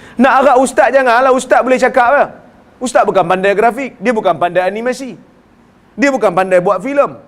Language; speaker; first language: Malay; native; Malay